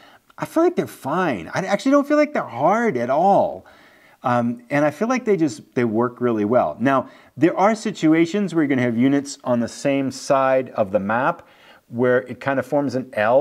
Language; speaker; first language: English; native; English